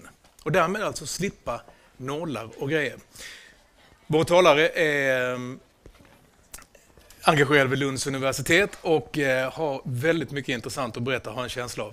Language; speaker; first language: Swedish; native; Swedish